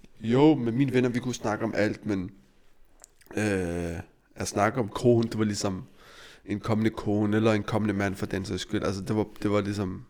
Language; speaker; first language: Danish; early bilingual, other home language; Arabic